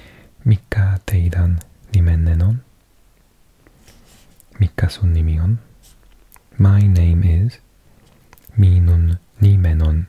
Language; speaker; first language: Finnish; non-native, learner; English